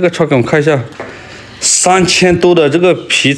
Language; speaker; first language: Chinese; native; Chinese